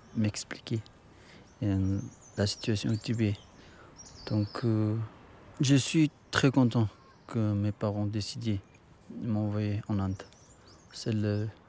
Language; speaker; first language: French; non-native, learner; Tibetan